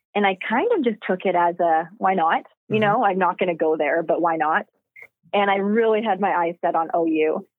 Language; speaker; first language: English; native; English